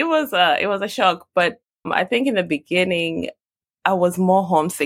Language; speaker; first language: English; non-native, local second language; Swahili